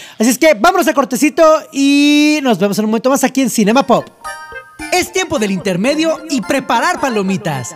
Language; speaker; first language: Spanish; native; Spanish